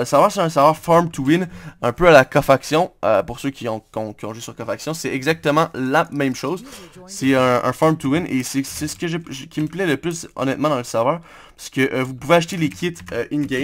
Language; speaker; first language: French; native; French